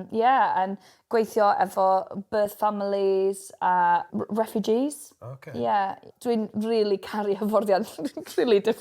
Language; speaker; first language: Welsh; non-native, local second language; English